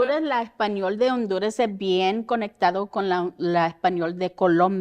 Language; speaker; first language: Spanish; early bilingual, heritage; Spanish